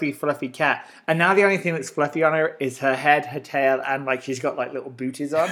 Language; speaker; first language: English; native; English